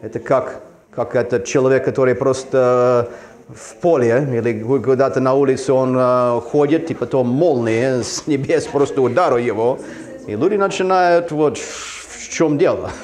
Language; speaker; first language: Russian; non-native, fluent; English